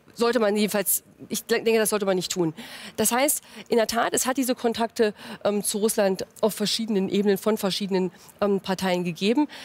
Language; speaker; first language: German; native; German